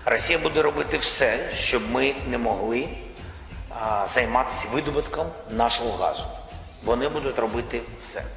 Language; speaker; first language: Ukrainian; non-native, local second language; Russian